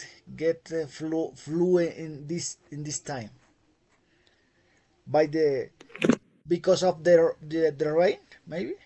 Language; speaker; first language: English; non-native, fluent; Spanish